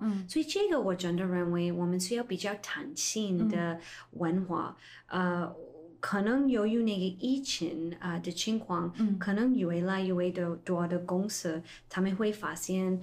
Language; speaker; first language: Chinese; non-native, fluent; English